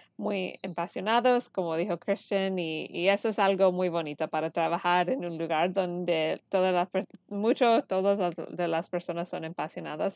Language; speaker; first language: Spanish; early bilingual, heritage; Spanish